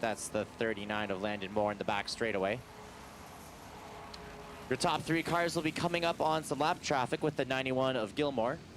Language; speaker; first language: English; native; English